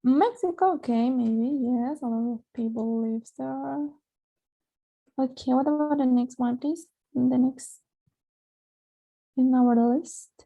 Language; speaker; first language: English; non-native, fluent; Spanish